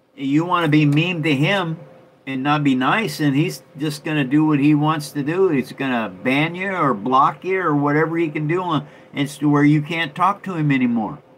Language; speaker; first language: English; native; English